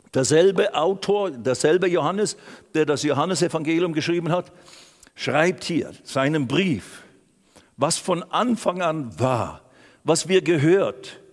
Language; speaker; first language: German; native; German